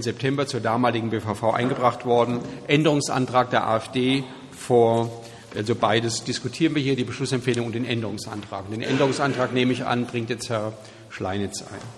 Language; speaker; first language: German; native; German